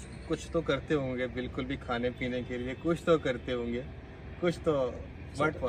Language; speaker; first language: Hindi; native; Hindi